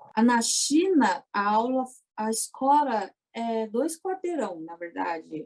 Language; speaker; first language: Portuguese; early bilingual, other home language; Chinese